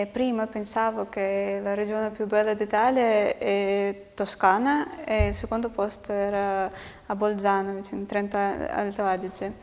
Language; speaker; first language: Italian; non-native, fluent; Russian